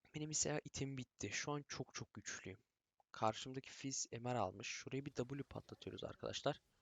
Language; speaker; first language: Turkish; early bilingual, heritage; Turkish